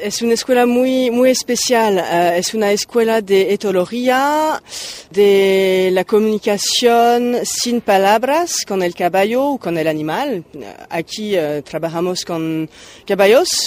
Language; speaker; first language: Spanish; non-native, fluent; French